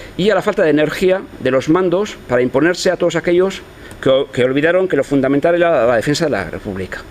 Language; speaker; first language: Spanish; non-native, local second language; Basque